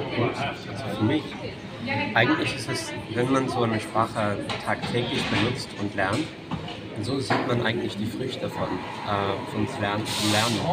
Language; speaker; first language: German; non-native, fluent; English